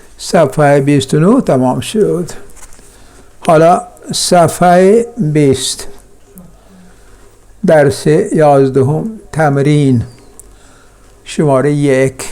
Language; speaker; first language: Persian; non-native, fluent; Kashmiri